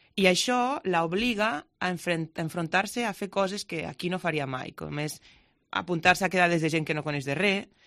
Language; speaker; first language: Catalan; non-native, local second language; Spanish